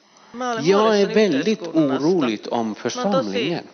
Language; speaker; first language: Swedish; non-native, fluent; Finnish